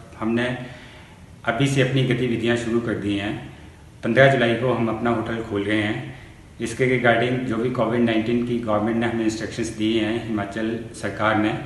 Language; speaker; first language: Hindi; native; Hindi